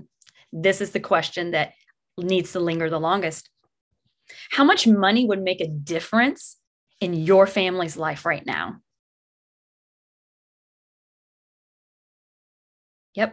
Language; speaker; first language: English; native; English